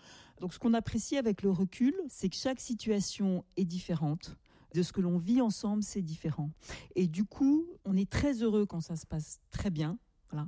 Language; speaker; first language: French; native; French